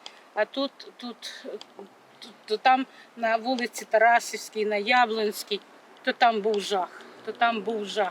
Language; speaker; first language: Ukrainian; native; Ukrainian